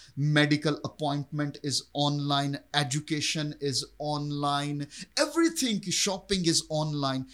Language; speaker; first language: English; non-native, local second language; Urdu